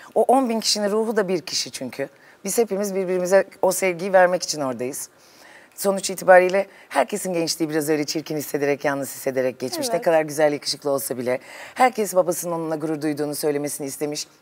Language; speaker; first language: Turkish; native; Turkish